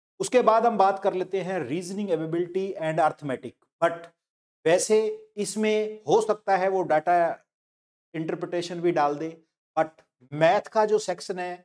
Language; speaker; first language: Hindi; non-native, local second language; Punjabi